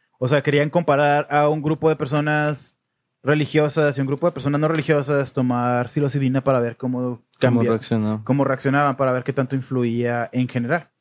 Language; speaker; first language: Spanish; native; Spanish